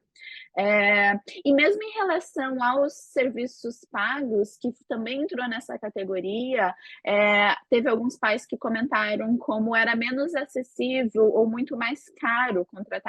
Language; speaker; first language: Portuguese; native; Portuguese